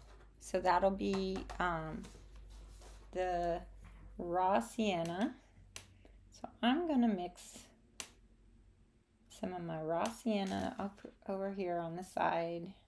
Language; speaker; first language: English; native; English